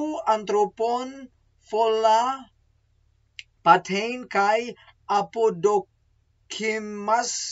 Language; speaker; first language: Greek; non-native, learner; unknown